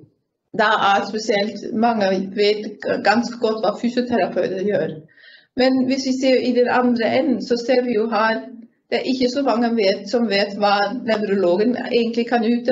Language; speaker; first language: Norwegian; non-native, fluent; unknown